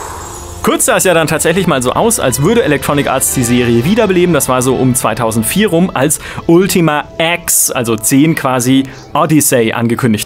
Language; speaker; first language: German; native; German